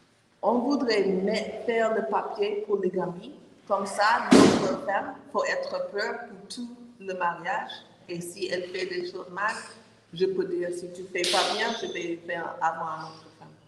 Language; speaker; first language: French; non-native, learner; English